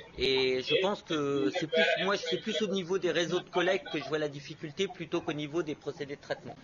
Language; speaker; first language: French; native; French